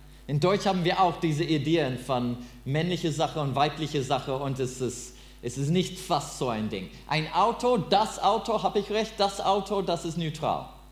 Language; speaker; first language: German; non-native, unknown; English